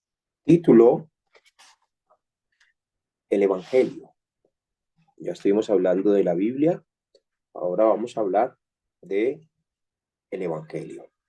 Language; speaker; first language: Spanish; native; Spanish